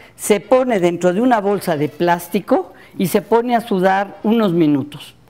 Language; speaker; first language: Spanish; native; Spanish